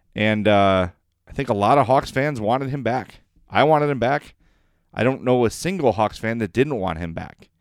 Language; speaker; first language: English; native; English